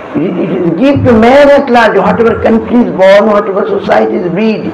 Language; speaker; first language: English; non-native, local second language; Bangla